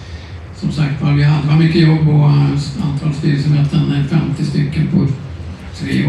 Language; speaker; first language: Swedish; native; Swedish